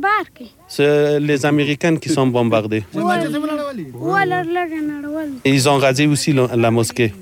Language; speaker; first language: French; non-native, fluent; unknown